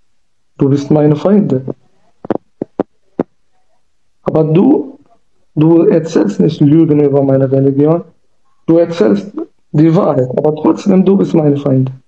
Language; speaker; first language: German; non-native, learner; Kurdish